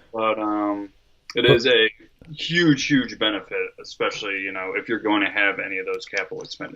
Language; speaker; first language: English; native; English